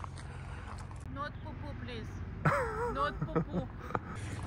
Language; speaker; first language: English; non-native, learner; Russian